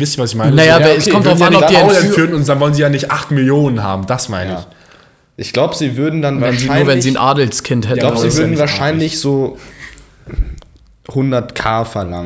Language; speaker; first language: German; native; German